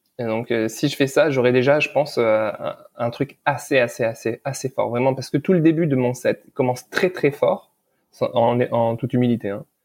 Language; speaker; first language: French; early bilingual, other home language; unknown